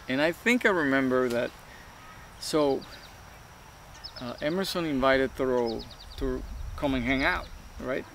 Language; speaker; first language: English; non-native, fluent; Spanish